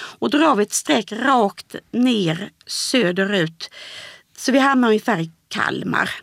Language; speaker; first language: Swedish; native; Swedish